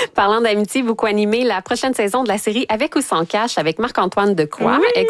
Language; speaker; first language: French; native; French